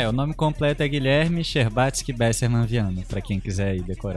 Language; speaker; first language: Portuguese; native; Portuguese